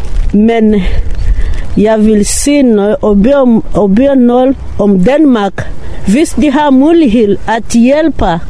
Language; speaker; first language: Danish; non-native, learner; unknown